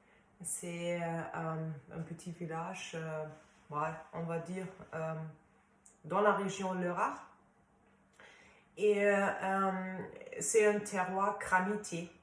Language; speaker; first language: French; non-native, fluent; German